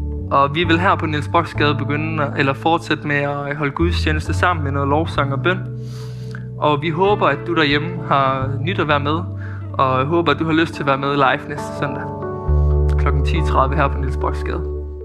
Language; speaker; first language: Danish; native; Danish